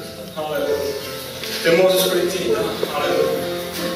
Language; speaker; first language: Russian; non-native, learner; Estonian